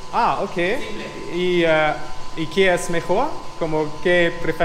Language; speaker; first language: Spanish; non-native, learner; German